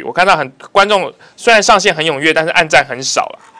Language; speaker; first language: Chinese; native; Chinese